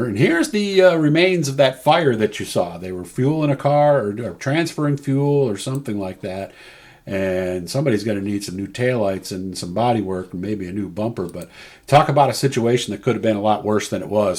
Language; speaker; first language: English; native; English